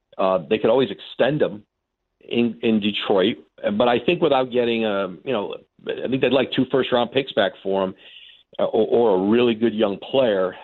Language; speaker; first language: English; native; English